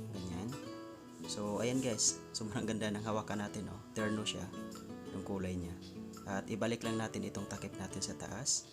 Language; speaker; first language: Filipino; non-native, local second language; Cebuano